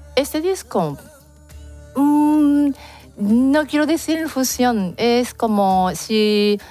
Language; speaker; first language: Spanish; non-native, fluent; Japanese